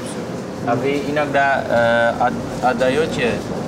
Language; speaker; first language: Russian; non-native, learner; Dutch